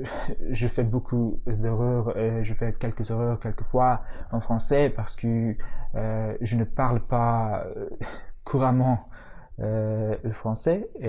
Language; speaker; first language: French; non-native, learner; Mongolian